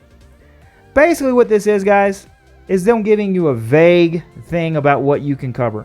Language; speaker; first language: English; native; English